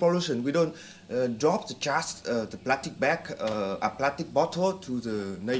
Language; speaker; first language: English; non-native, fluent; Vietnamese